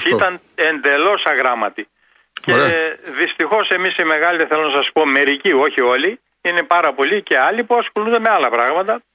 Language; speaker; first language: Greek; native; Greek